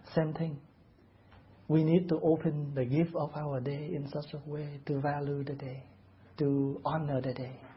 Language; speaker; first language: English; non-native, fluent; Vietnamese